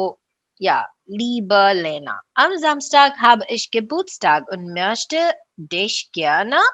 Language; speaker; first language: German; non-native, learner; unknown